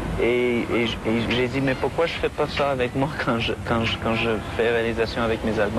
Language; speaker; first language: French; non-native, fluent; English